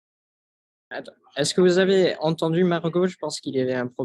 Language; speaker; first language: French; non-native, fluent; English